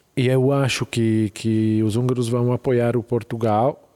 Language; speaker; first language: Portuguese; non-native, fluent; Hungarian